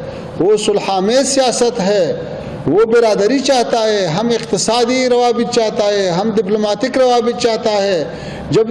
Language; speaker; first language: Hindi; non-native, fluent; Pashto